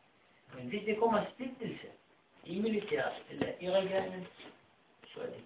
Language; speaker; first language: Danish; non-native, fluent; Arabic